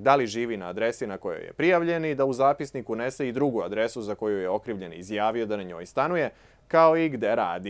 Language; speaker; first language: Serbian; native; Serbian